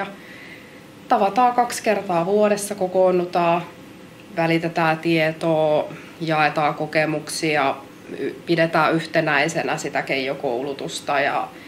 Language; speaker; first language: Finnish; native; Finnish